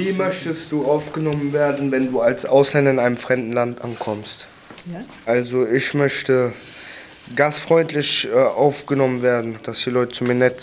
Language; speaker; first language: German; early bilingual, other home language; Turkish